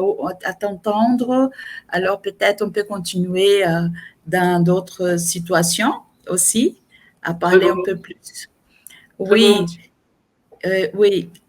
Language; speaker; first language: French; non-native, fluent; Portuguese